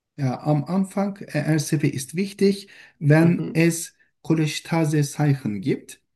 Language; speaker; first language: German; non-native, learner; Turkish